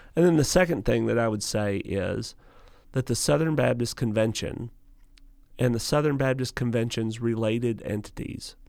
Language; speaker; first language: English; native; English